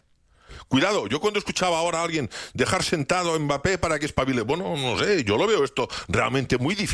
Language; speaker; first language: Spanish; native; Spanish